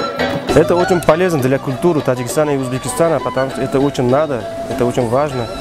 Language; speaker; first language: Russian; non-native, learner; Uzbek